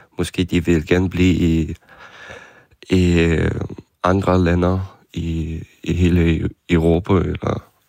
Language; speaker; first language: Danish; non-native, fluent; Ukrainian